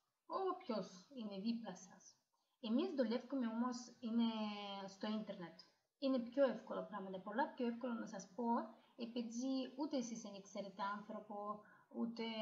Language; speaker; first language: Greek; non-native, learner; Russian